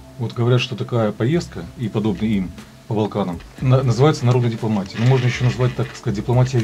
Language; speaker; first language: Russian; native; Russian